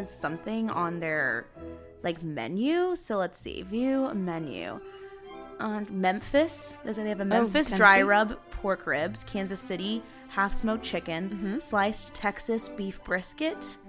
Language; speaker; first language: English; native; English